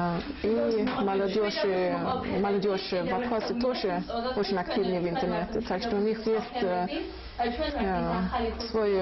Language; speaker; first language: Russian; non-native, learner; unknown